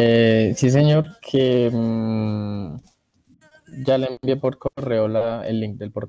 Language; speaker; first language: Spanish; native; Spanish